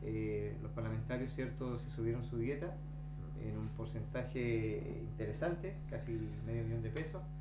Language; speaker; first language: Spanish; native; Spanish